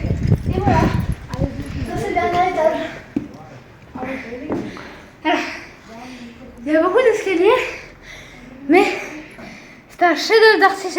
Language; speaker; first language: French; native; French